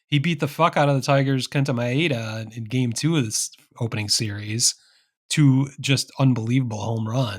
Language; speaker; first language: English; native; English